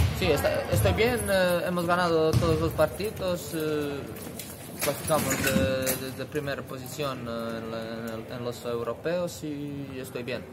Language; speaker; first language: Spanish; non-native, fluent; Serbian